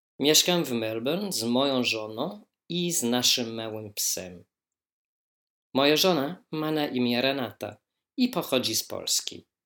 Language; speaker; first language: Polish; non-native, learner; English